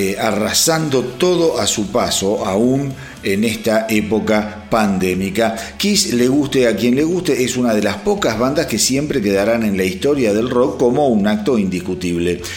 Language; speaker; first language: Spanish; native; Spanish